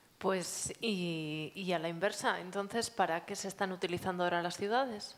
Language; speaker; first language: Spanish; native; Spanish